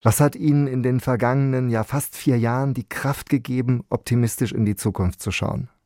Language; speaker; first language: German; native; German